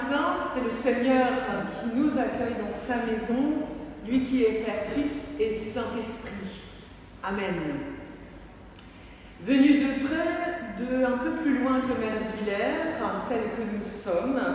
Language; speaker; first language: French; native; French